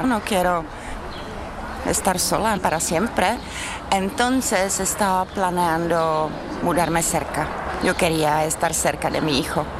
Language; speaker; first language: Spanish; non-native, fluent; Czech